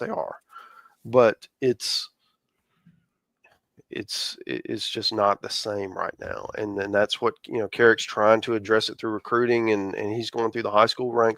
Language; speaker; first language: English; native; English